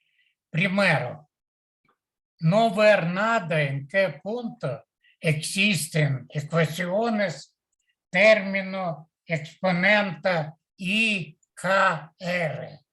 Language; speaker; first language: Spanish; non-native, learner; Portuguese